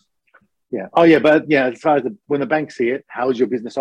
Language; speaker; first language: English; native; English